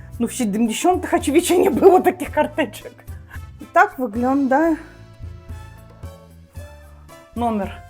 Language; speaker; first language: Polish; non-native, learner; Russian